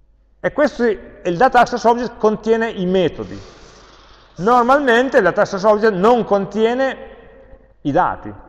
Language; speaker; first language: Italian; native; Italian